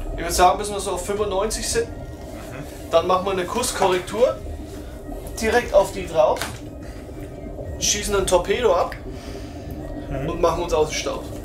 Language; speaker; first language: German; native; German